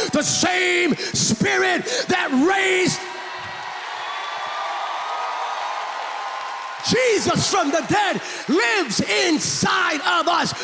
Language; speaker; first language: English; early bilingual, other home language; Spanish